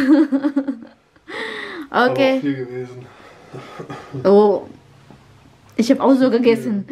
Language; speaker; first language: German; non-native, learner; Indonesian